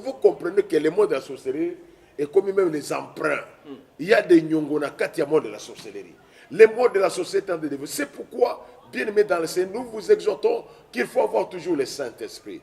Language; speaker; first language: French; non-native, local second language; Lingala